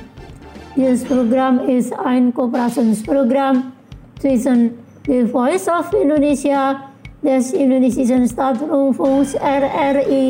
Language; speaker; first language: German; non-native, fluent; Indonesian